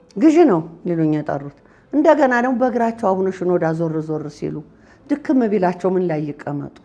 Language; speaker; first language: Amharic; non-native, local second language; Tigrinya